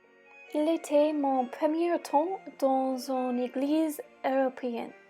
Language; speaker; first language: French; non-native, learner; English